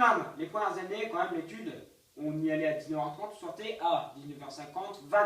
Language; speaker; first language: French; native; French